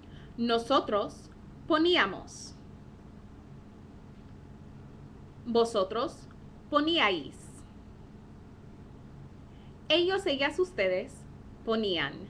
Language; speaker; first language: Spanish; non-native, fluent; English